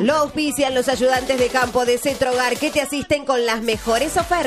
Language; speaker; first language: Spanish; native; Spanish